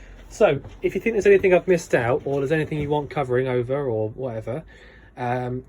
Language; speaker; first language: English; native; English